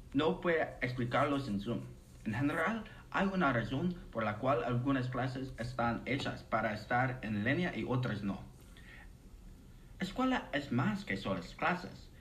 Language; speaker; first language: Spanish; non-native, learner; English